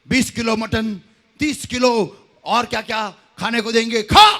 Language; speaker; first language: Hindi; non-native, local second language; Marathi